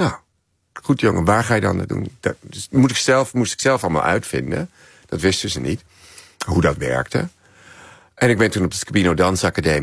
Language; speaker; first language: Dutch; native; Dutch